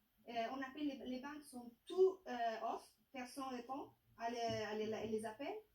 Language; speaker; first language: French; non-native, fluent; Italian